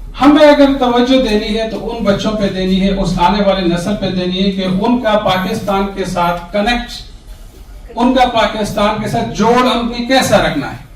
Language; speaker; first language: Urdu; non-native, local second language; Pashto